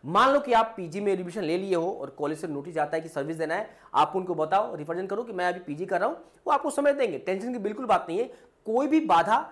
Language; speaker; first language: Hindi; native; Hindi